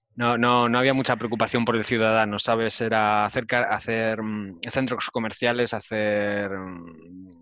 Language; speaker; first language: Spanish; native; Spanish